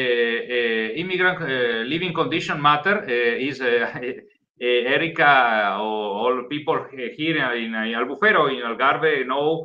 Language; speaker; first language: English; non-native, learner; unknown